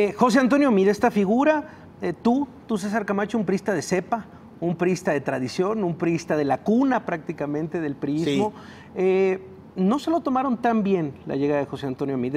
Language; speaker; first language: Spanish; native; Spanish